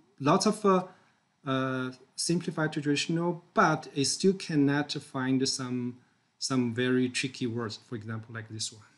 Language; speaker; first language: English; non-native, fluent; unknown